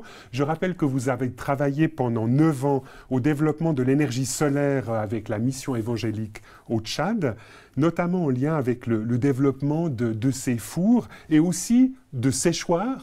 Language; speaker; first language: French; native; French